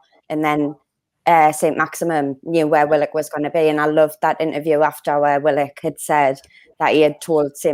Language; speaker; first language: English; native; English